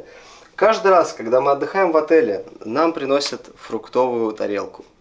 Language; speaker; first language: Russian; native; Russian